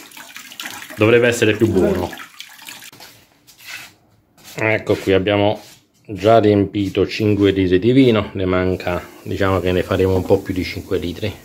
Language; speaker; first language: Italian; native; Italian